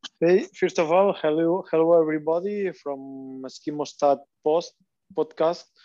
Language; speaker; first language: English; non-native, learner; Catalan